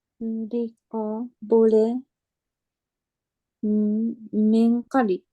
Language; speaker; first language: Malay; non-native, learner; Japanese